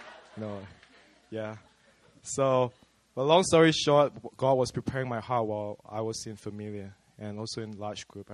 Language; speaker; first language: English; non-native, local second language; Chinese